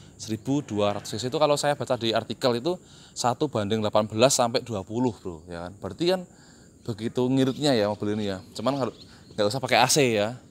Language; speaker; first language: Indonesian; non-native, local second language; Javanese